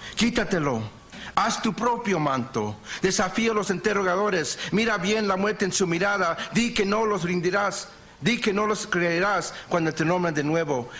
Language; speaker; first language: Spanish; early bilingual, heritage; Spanish